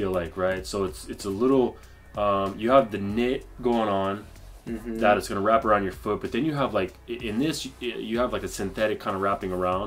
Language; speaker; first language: English; native; English